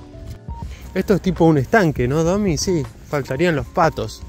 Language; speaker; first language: Spanish; native; Spanish